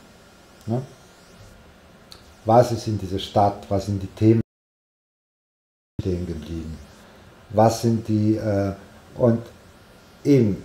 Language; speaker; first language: German; non-native, fluent; Italian